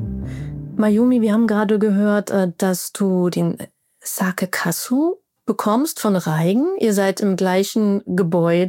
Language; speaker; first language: German; native; German